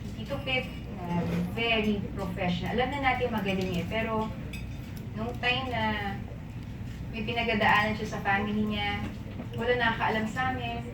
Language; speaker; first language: Filipino; native; Filipino